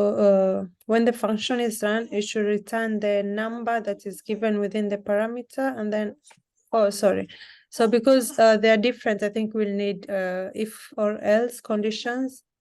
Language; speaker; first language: English; non-native, fluent; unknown